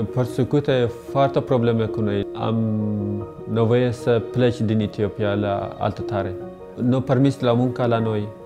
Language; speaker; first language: Romanian; non-native, learner; Tigrinya